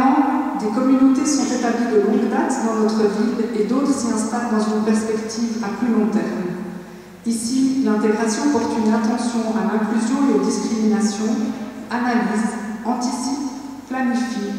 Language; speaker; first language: French; native; French